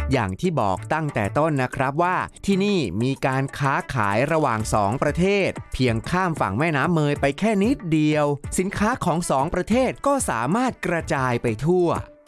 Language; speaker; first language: Thai; native; Thai